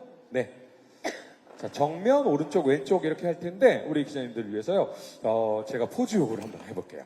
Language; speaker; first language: Korean; native; Korean